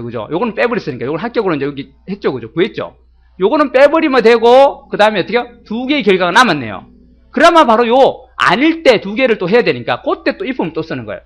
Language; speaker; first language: Korean; native; Korean